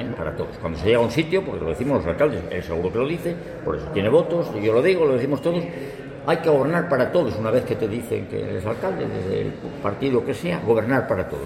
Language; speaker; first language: Spanish; native; Spanish